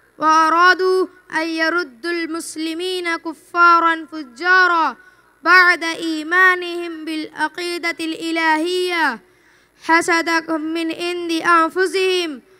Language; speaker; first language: Arabic; non-native, learner; Urdu